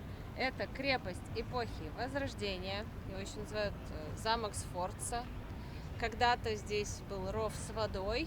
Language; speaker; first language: Russian; native; Russian